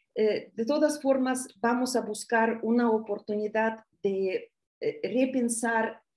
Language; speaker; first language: Spanish; non-native, fluent; Russian